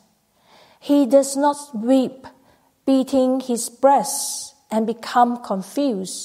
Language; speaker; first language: English; non-native, local second language; Cantonese